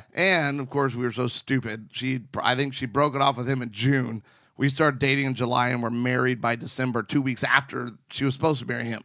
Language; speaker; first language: English; native; English